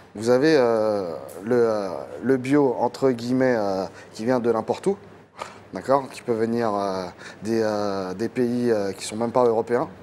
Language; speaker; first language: French; native; French